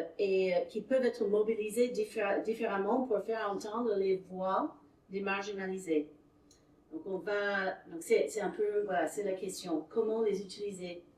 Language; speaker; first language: French; non-native, fluent; English